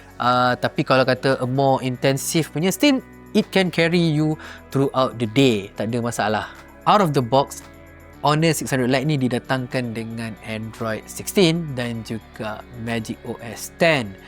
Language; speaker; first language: Malay; native; Malay